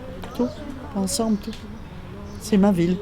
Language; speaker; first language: French; native; French